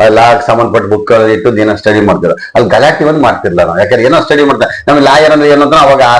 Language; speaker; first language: Kannada; native; Kannada